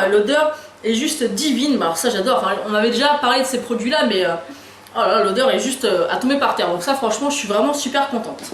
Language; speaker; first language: French; native; French